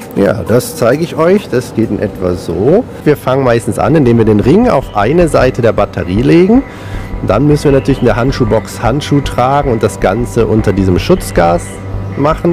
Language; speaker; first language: German; native; German